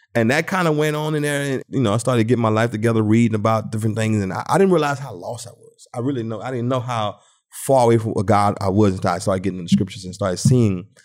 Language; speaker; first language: English; native; English